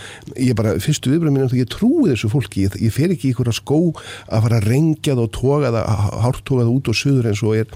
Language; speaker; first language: Icelandic; native; Icelandic